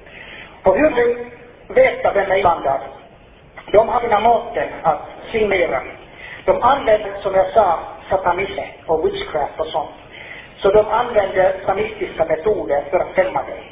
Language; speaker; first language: Swedish; non-native, fluent; Finnish